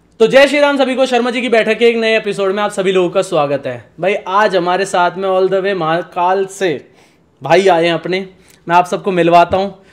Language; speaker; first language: Hindi; native; Hindi